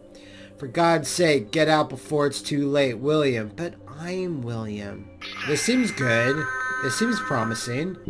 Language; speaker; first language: English; native; English